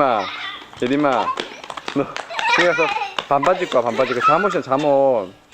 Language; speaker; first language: Korean; native; Korean